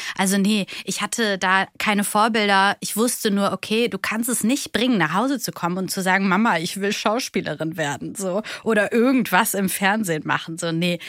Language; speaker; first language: German; early bilingual, other home language; Bulgarian